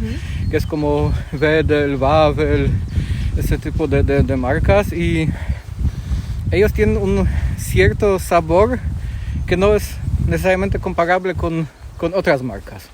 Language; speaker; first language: Spanish; non-native, fluent; Polish